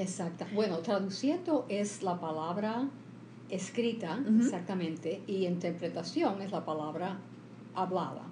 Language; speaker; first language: Spanish; early bilingual, heritage; Spanish